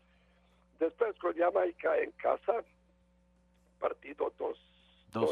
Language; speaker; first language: Spanish; non-native, learner; Serbian